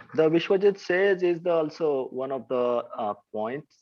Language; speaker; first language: English; non-native, local second language; Marathi